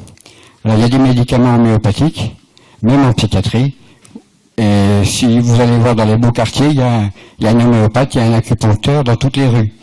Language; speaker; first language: French; native; French